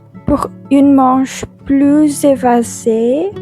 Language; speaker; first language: French; non-native, learner; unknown